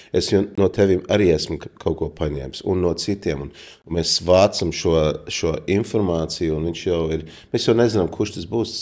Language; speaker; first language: Latvian; early bilingual, heritage; Latvian